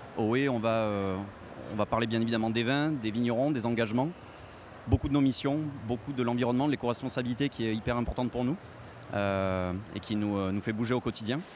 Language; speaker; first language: French; native; French